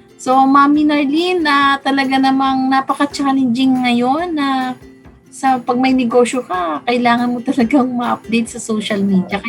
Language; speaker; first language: Filipino; non-native, local second language; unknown